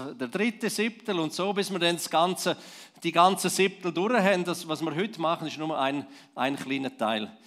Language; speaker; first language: German; non-native, local second language; Romansh